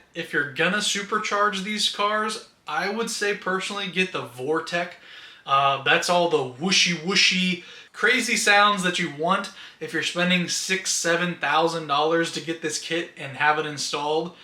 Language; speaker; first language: English; native; English